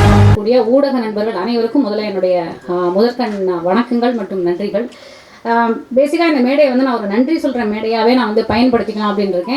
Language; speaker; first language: Tamil; native; Tamil